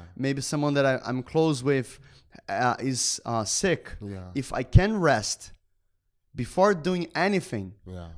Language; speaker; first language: English; non-native, fluent; Portuguese